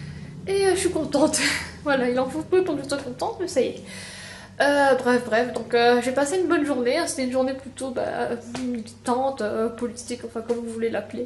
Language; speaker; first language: French; native; French